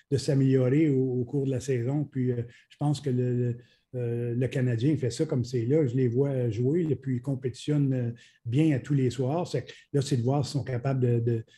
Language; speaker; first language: French; native; French